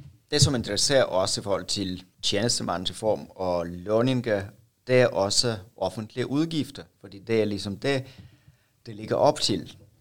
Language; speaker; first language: Danish; non-native, fluent; Russian